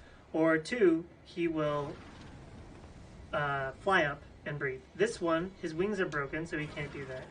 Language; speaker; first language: English; native; English